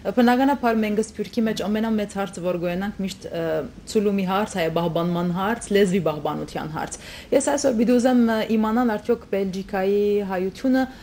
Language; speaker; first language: Armenian; native; Armenian